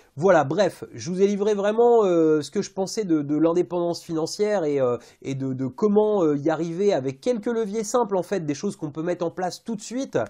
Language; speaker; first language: French; native; French